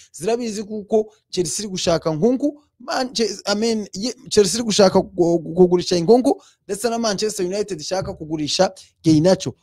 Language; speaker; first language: Kinyarwanda; native; Kinyarwanda